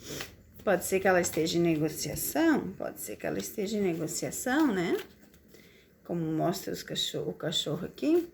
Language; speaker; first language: Portuguese; native; Portuguese